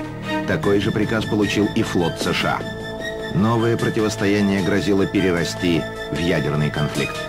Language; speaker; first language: Russian; native; Russian